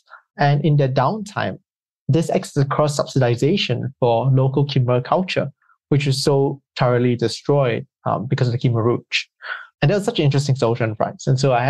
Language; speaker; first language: English; native; English